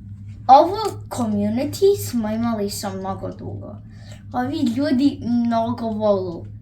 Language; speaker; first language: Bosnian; early bilingual, other home language; Serbian